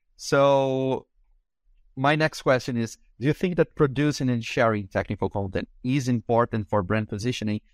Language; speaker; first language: English; non-native, fluent; Portuguese